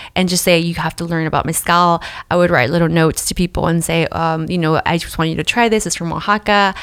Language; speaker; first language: English; early bilingual, other home language; Spanish